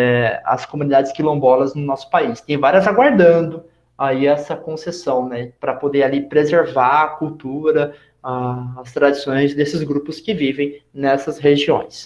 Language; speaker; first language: Portuguese; native; Portuguese